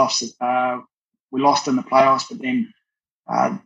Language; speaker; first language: English; native; English